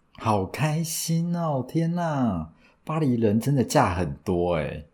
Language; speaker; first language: Chinese; native; Chinese